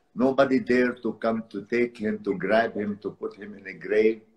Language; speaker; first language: English; non-native, fluent; Arabic